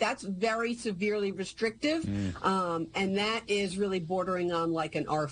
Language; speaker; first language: English; native; English